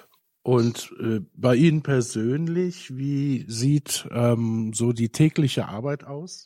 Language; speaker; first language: German; native; German